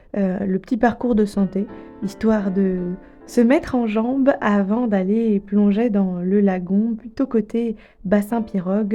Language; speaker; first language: French; native; French